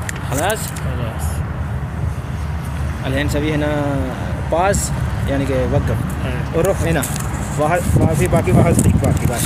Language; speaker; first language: Arabic; non-native, learner; Punjabi